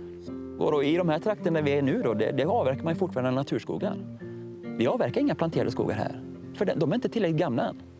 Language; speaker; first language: Swedish; native; Swedish